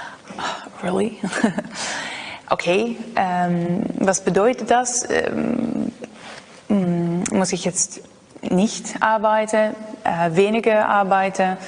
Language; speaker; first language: German; non-native, learner; Dutch